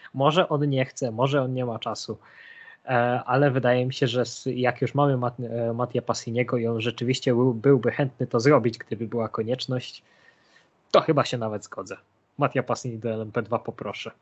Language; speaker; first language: Polish; native; Polish